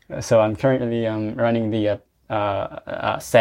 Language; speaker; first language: English; non-native, fluent; Japanese